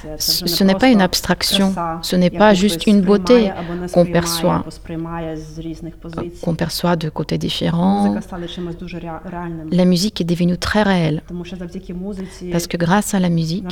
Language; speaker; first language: French; non-native, fluent; Ukrainian